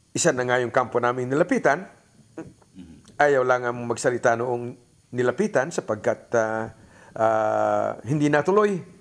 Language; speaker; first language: Filipino; native; Filipino